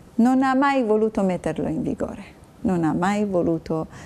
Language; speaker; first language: Italian; non-native, fluent; Kurdish